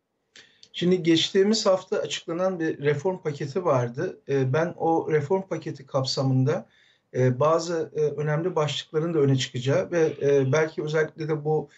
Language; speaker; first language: Turkish; native; Turkish